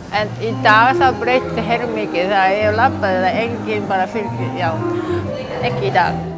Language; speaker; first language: Icelandic; non-native, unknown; Japanese